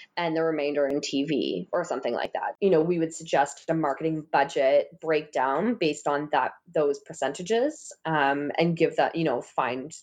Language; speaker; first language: English; native; English